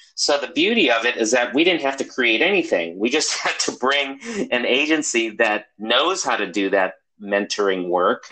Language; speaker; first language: English; native; English